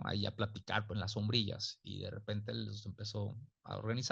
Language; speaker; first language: Spanish; native; Spanish